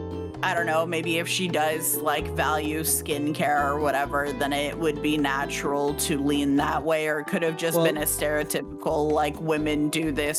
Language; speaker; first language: English; native; English